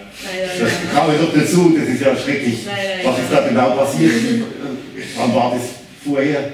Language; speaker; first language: German; native; German